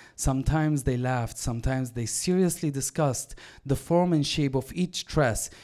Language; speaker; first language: English; non-native, fluent; Arabic